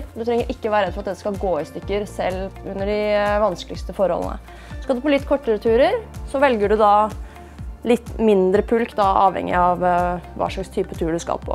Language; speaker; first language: Norwegian; native; Norwegian